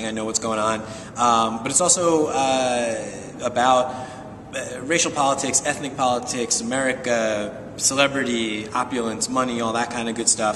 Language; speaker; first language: English; native; English